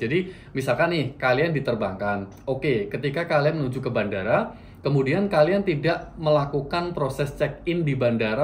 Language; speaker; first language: Indonesian; native; Indonesian